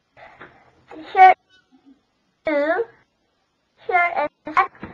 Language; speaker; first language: English; non-native, learner; Korean